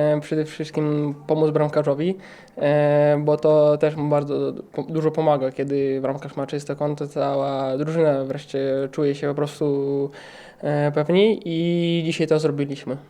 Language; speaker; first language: Polish; non-native, fluent; Russian